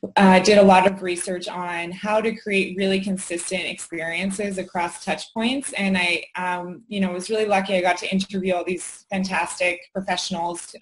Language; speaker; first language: English; native; English